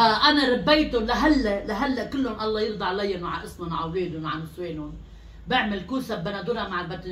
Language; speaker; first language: Arabic; native; Arabic